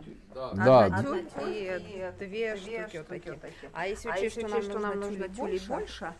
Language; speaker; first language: Russian; native; Russian